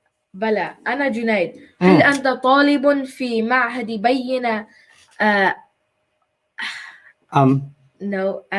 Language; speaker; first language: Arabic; non-native, learner; English